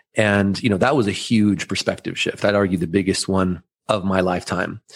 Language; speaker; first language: English; early bilingual, other home language; German